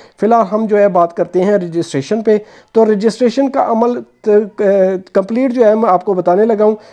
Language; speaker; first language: Urdu; native; Urdu